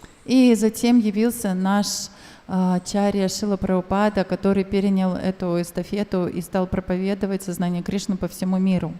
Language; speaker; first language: Russian; native; Russian